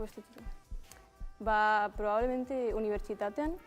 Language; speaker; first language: Basque; non-native, local second language; Spanish